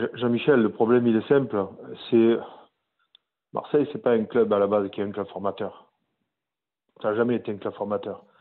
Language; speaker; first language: French; native; French